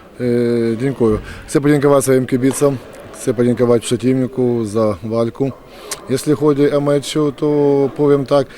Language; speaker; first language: Polish; non-native, learner; Ukrainian